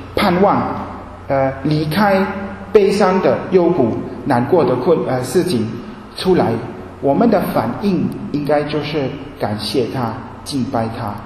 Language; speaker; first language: Chinese; non-native, fluent; German